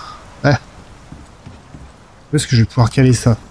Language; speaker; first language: French; native; French